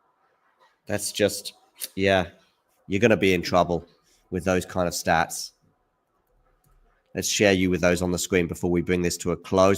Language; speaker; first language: English; native; English